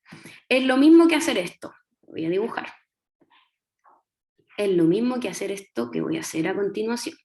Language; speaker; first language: Spanish; native; Spanish